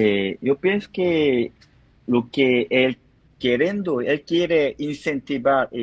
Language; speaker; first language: Spanish; non-native, fluent; Korean